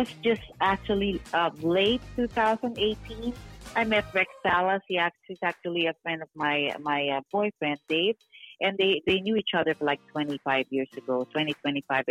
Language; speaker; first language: English; non-native, local second language; Filipino